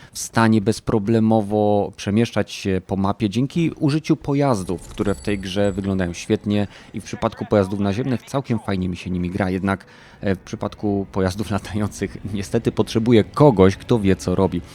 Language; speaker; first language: Polish; native; Polish